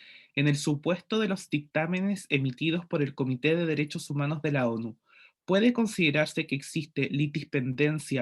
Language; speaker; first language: Spanish; native; Spanish